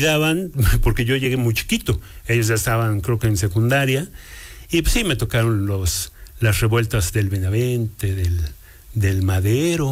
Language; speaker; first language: Spanish; native; Spanish